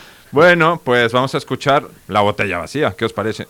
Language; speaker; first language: Spanish; native; Spanish